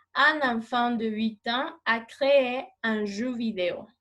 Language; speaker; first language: French; non-native, fluent; Spanish